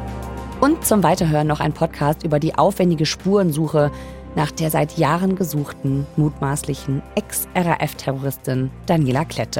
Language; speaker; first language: German; native; German